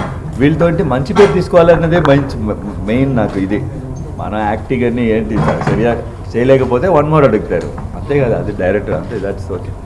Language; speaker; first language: Telugu; non-native, local second language; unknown